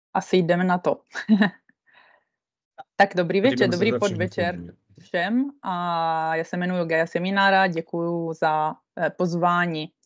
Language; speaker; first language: Czech; non-native, fluent; Italian